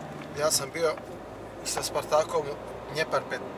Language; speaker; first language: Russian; non-native, learner; Serbian